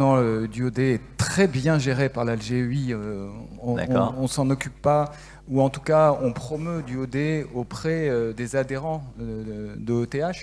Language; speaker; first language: French; native; French